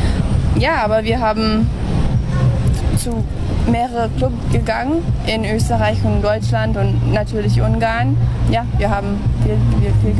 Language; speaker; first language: German; early bilingual, heritage; English